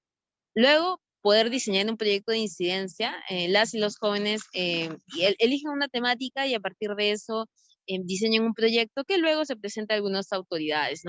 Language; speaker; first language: Spanish; native; Spanish